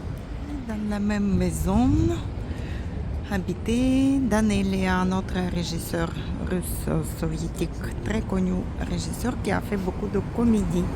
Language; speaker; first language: French; non-native, fluent; Russian